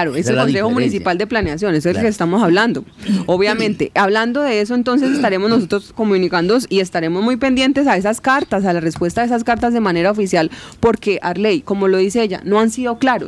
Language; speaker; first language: Spanish; native; Spanish